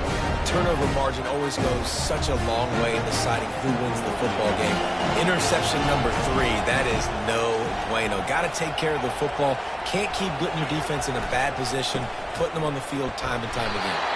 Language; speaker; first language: English; native; English